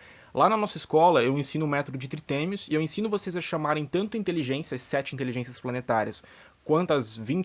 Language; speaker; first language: Portuguese; native; Portuguese